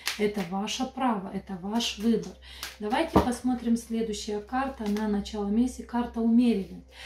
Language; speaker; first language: Russian; non-native, local second language; Romanian